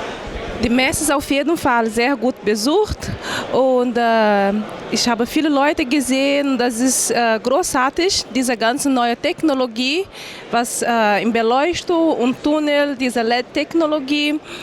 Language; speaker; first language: German; non-native, fluent; Portuguese